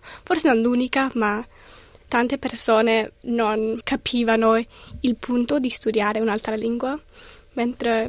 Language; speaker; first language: Italian; non-native, learner; English